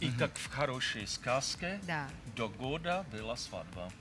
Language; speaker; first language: Russian; non-native, learner; Czech